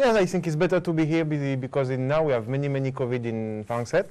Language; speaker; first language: English; non-native, fluent; French